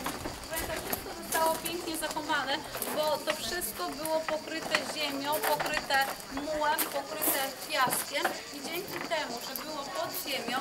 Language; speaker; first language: Polish; native; Polish